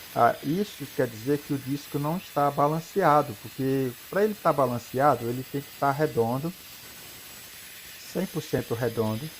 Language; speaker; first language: Portuguese; native; Portuguese